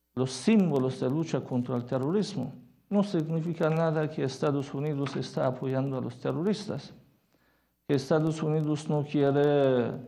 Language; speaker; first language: Spanish; non-native, fluent; Persian